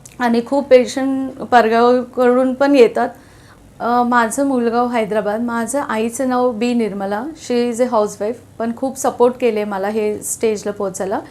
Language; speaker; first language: Marathi; non-native, local second language; Telugu